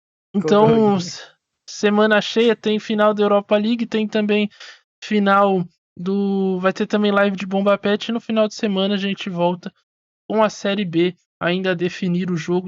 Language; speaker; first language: Portuguese; native; Portuguese